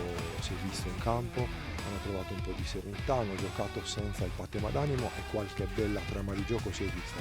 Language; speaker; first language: Italian; native; Italian